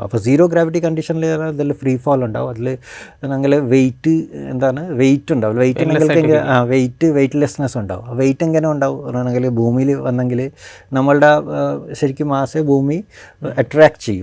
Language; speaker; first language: Malayalam; non-native, fluent; Bangla